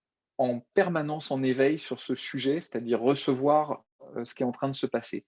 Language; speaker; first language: French; native; French